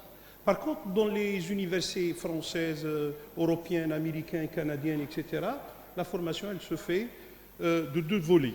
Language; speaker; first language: French; non-native, local second language; Kabyle